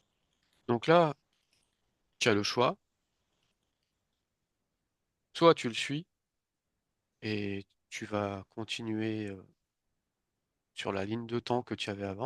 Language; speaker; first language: French; native; French